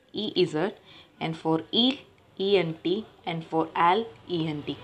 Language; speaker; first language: English; non-native, local second language; Tamil